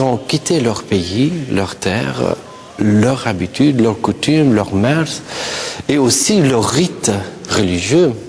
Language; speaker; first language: French; non-native, fluent; Arabic